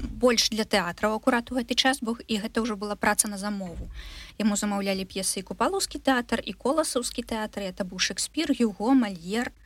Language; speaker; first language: Belarusian; non-native, local second language; Russian